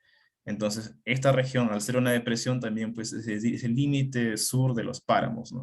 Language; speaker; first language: Spanish; native; Spanish